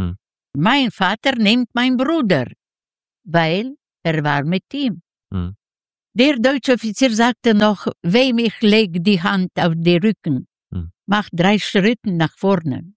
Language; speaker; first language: German; non-native, learner; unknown